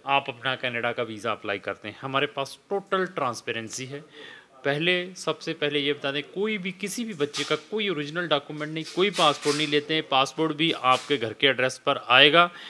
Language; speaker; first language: Hindi; non-native, local second language; Punjabi